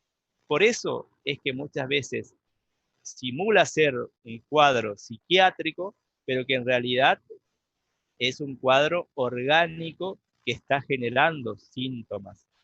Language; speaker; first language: Spanish; native; Spanish